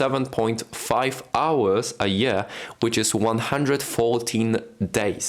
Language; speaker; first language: English; non-native, fluent; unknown